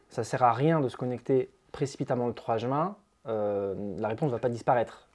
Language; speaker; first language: French; native; French